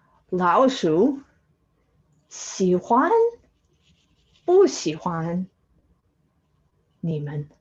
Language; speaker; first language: Chinese; non-native, fluent; English